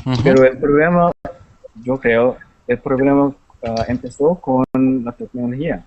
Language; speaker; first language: Spanish; non-native, learner; English